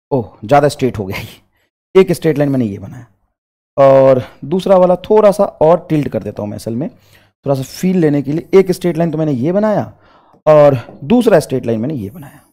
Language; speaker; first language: Hindi; native; Hindi